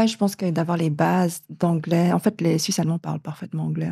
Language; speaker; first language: French; native; French